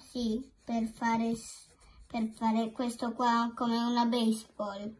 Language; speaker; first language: Italian; early bilingual, other home language; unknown